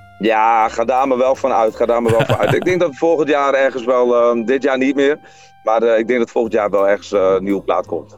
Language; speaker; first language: Dutch; native; Dutch